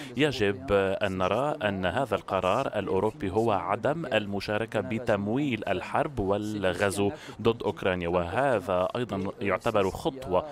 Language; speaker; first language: Arabic; non-native, fluent; French